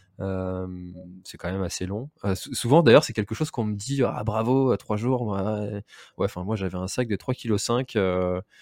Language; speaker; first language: French; native; French